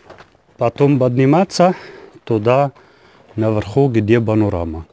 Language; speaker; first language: Russian; non-native, learner; Arabic